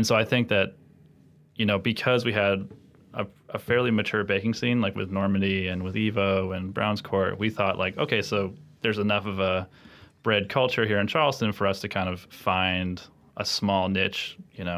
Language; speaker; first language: English; native; English